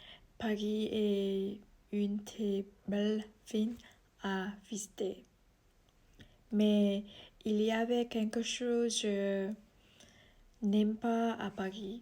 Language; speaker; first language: French; non-native, learner; Vietnamese